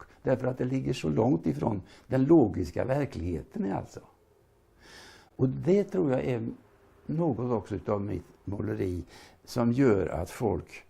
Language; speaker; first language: Swedish; native; Swedish